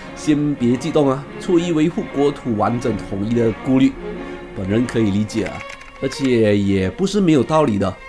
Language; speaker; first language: Chinese; native; Chinese